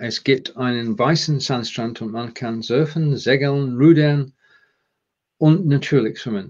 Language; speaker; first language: German; non-native, learner; English